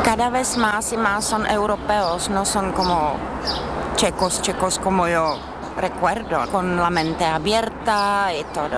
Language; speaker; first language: Spanish; non-native, learner; Czech